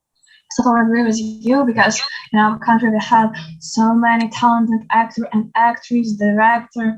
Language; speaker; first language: English; non-native, learner; Ukrainian